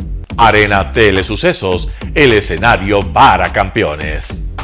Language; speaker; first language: Spanish; native; Spanish